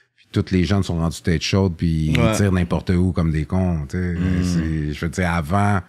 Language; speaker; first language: French; native; French